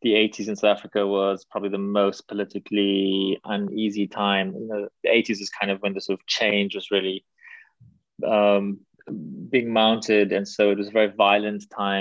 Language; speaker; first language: English; native; English